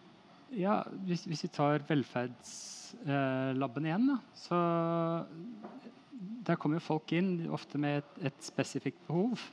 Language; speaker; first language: Norwegian; native; Norwegian